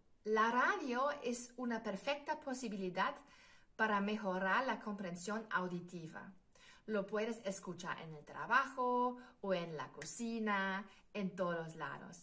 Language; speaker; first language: Spanish; non-native, fluent; German